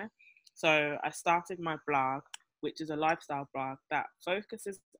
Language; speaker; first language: English; native; English